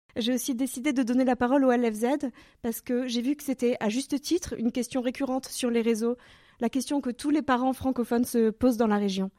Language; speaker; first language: French; native; French